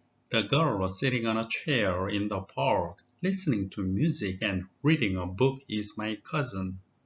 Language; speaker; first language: English; non-native, fluent; Korean